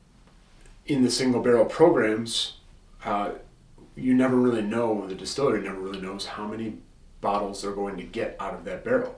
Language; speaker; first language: English; native; English